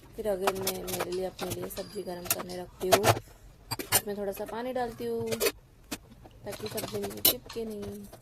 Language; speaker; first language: Hindi; non-native, local second language; Marathi